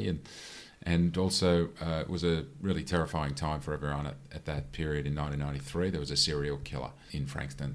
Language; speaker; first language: English; native; English